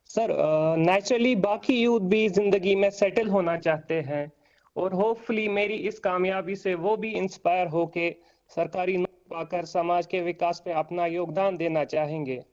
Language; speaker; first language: Hindi; native; Hindi